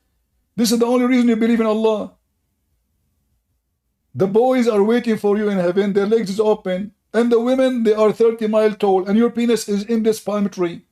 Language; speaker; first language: English; non-native, fluent; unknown